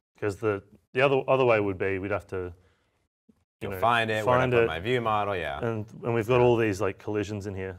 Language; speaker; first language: English; native; English